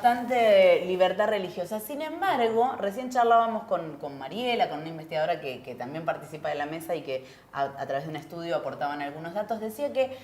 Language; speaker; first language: Spanish; native; Spanish